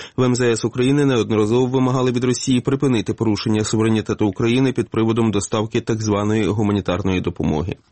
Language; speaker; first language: Ukrainian; native; Ukrainian